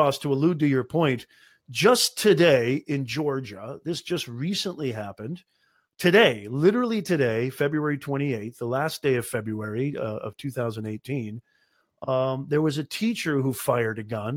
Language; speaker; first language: English; native; English